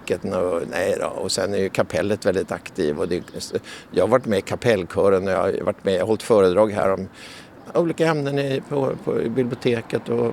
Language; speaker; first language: Swedish; native; Swedish